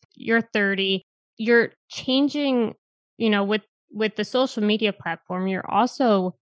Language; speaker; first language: English; native; English